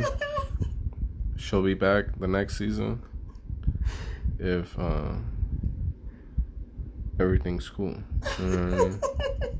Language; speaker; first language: English; native; English